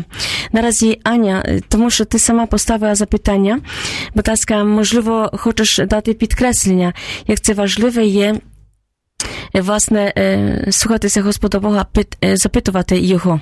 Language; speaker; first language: Ukrainian; non-native, fluent; Polish